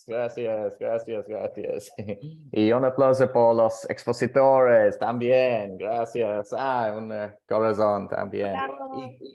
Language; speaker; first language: Spanish; non-native, fluent; English